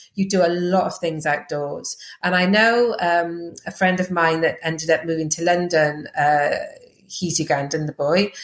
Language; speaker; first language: English; native; English